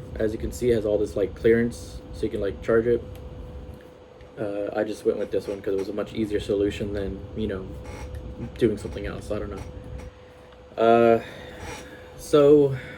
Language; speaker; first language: English; native; English